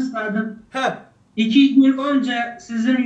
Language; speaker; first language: Turkish; non-native, learner; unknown